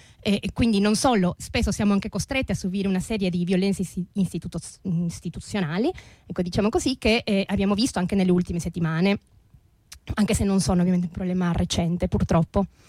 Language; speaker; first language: Italian; non-native, fluent; Spanish